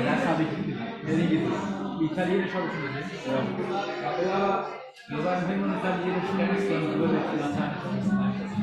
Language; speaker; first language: German; non-native, learner; Portuguese